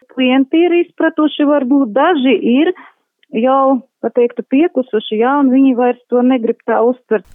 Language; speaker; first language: Latvian; native; Latvian